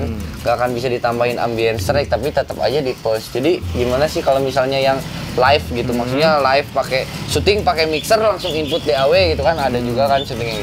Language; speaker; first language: Indonesian; native; Indonesian